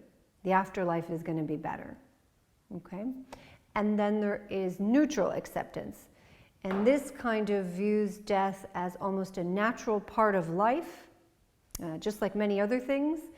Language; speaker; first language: English; native; English